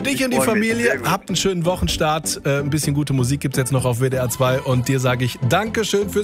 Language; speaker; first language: German; native; German